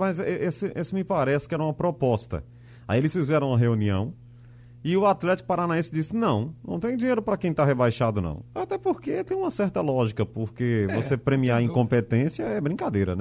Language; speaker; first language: Portuguese; native; Portuguese